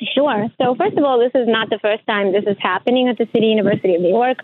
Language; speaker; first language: English; early bilingual, other home language; Ukrainian